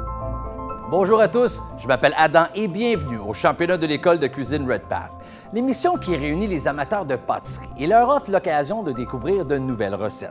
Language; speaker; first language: French; native; French